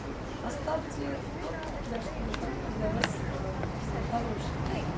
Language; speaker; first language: Russian; non-native, fluent; Georgian